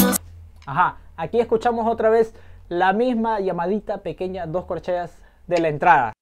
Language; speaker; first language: Spanish; native; Spanish